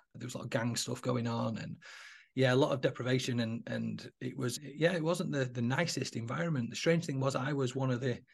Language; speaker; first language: English; native; English